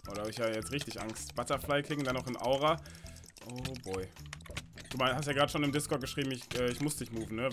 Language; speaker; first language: German; native; German